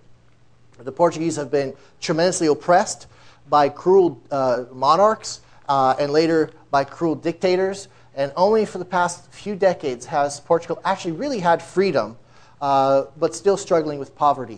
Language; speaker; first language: English; native; English